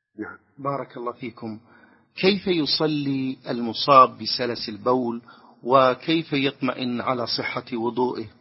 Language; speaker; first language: Arabic; native; Arabic